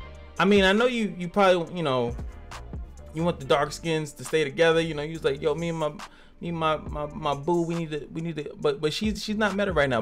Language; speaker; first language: English; native; English